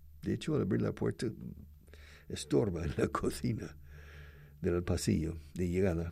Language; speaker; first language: Spanish; non-native, fluent; English